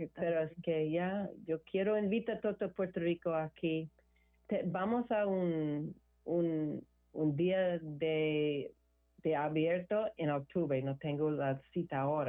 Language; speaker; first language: Spanish; non-native, learner; English